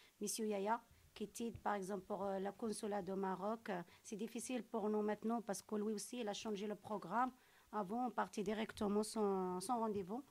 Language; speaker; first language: French; non-native, local second language; Arabic